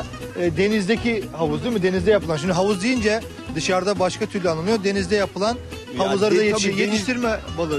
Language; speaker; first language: Turkish; native; Turkish